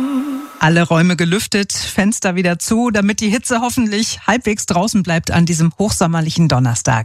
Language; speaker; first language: German; native; German